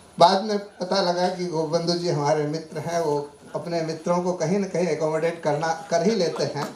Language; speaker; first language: Hindi; non-native, local second language; Marathi